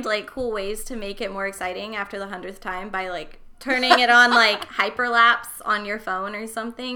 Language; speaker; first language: English; native; English